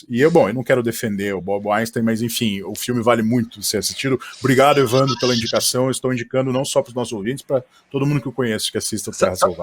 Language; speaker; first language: Portuguese; native; Portuguese